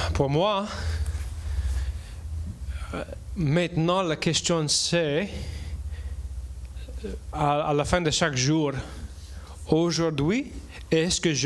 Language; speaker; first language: French; non-native, learner; English